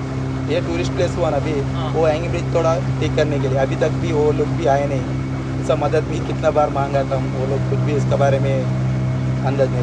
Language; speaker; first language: Hindi; non-native, local second language; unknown